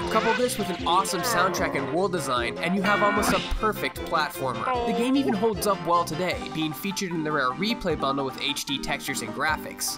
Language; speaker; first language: English; native; English